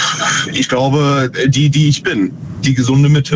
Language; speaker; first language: German; native; German